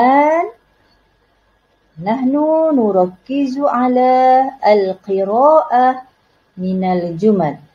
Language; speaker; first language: Arabic; non-native, learner; Malay